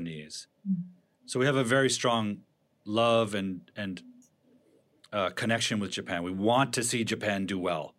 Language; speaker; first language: English; native; English